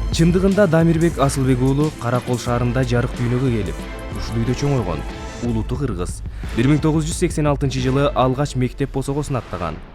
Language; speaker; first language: Kyrgyz; native; Kyrgyz